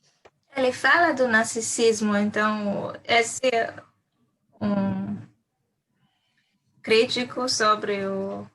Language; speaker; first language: Portuguese; non-native, fluent; Hebrew